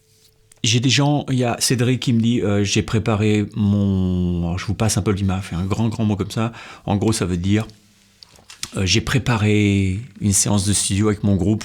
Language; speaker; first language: French; native; French